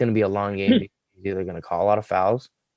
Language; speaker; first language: English; native; English